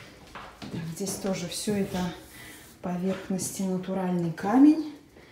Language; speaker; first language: Russian; native; Russian